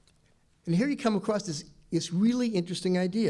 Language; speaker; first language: English; native; English